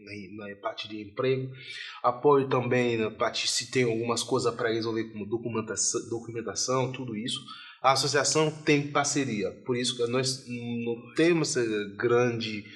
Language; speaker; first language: Portuguese; non-native, fluent; Haitian Creole